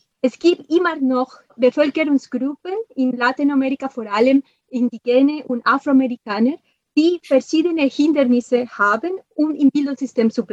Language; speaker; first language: German; non-native, fluent; Spanish